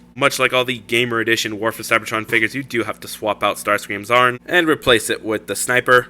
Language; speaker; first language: English; native; English